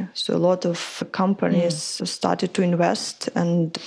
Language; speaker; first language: English; non-native, fluent; Ukrainian